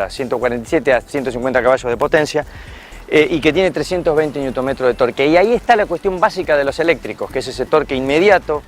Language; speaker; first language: Spanish; native; Spanish